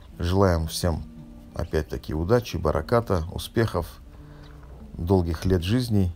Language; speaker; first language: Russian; non-native, local second language; Tajik